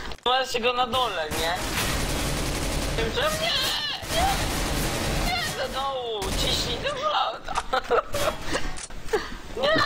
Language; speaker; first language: Polish; native; Polish